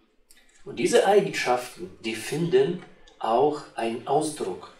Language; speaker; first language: German; non-native, fluent; Russian